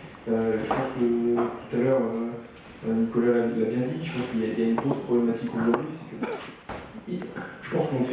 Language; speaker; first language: French; native; French